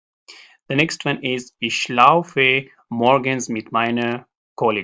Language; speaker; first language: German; non-native, learner; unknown